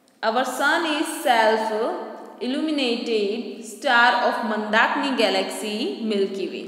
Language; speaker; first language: English; non-native, local second language; Hindi